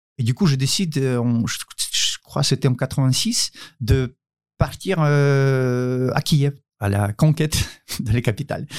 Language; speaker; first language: French; non-native, fluent; Ukrainian